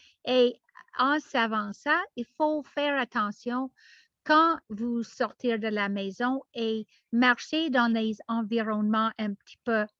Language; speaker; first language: French; non-native, learner; English